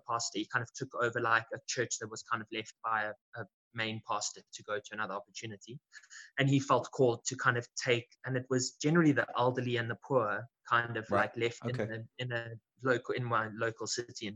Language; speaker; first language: English; native; English